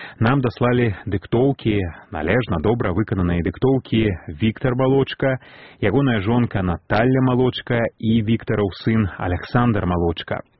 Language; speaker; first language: Belarusian; native; Belarusian